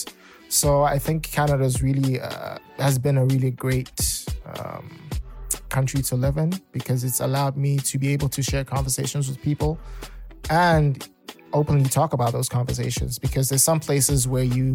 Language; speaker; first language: English; non-native, local second language; Shona